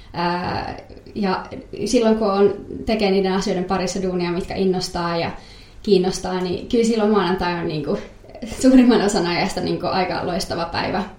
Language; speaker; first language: Finnish; native; Finnish